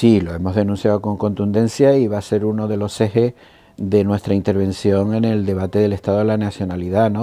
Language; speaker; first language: Spanish; native; Spanish